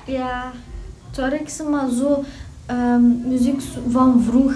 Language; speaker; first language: Dutch; early bilingual, other home language; Turkish